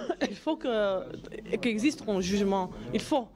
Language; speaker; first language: French; non-native, learner; Romanian